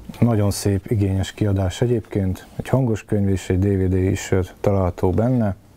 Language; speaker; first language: Hungarian; native; Hungarian